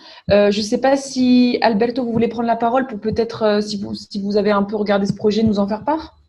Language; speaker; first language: French; native; French